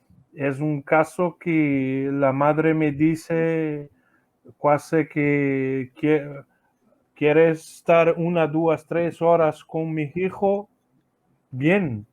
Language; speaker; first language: Spanish; non-native, learner; Portuguese